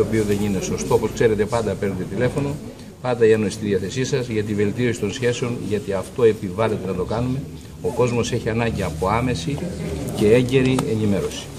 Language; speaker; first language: Greek; native; Greek